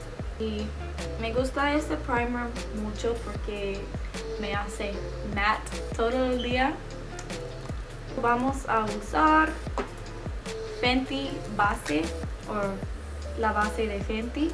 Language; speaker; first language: Spanish; non-native, learner; English